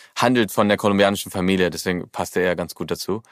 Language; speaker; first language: German; early bilingual, heritage; German